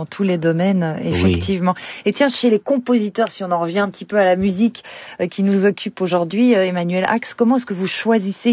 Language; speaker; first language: French; native; French